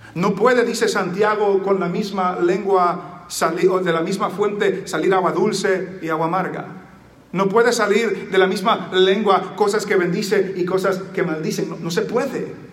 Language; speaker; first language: Spanish; early bilingual, heritage; Spanish